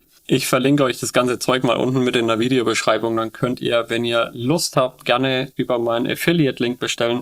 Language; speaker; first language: German; native; German